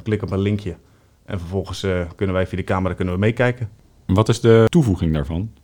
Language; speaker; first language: Dutch; native; Dutch